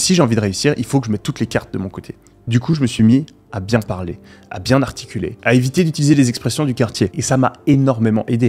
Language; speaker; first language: French; native; French